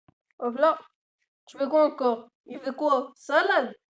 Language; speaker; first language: French; native; French